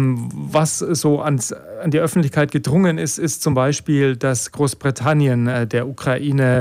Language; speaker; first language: German; native; German